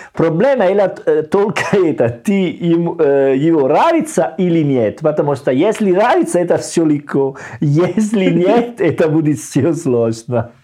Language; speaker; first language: Russian; non-native, learner; Italian